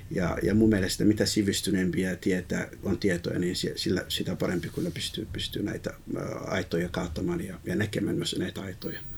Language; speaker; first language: Finnish; early bilingual, other home language; Somali